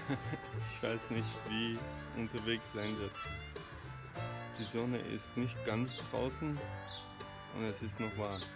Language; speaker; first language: German; non-native, fluent; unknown